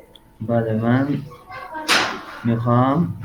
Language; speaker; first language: Persian; non-native, learner; Urdu